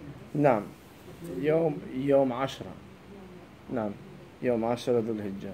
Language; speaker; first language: Arabic; non-native, fluent; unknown